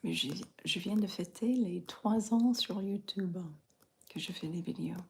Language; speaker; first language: French; non-native, fluent; English